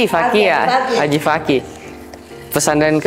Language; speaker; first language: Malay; early bilingual, heritage; Malay